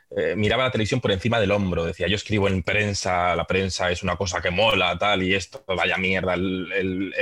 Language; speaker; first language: Spanish; native; Spanish